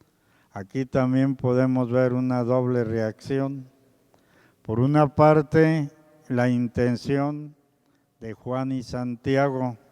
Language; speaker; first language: Spanish; native; Spanish